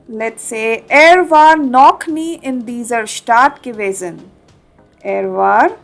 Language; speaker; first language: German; non-native, fluent; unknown